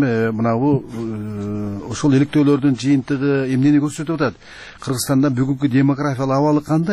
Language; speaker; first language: Kyrgyz; native; Kyrgyz